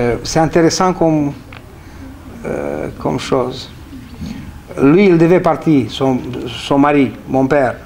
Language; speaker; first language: French; non-native, fluent; Romanian